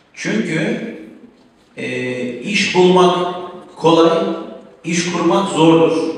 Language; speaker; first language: Turkish; native; Turkish